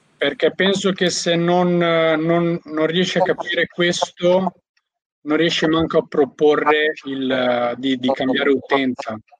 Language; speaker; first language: Italian; early bilingual, other home language; Albanian